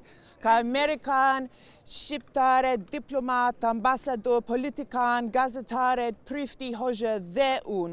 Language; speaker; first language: Albanian; non-native, learner; English